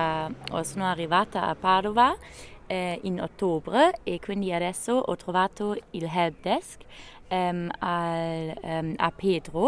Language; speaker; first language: Italian; non-native, learner; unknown